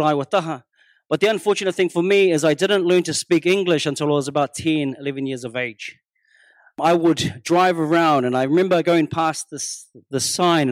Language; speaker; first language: English; non-native, local second language; Māori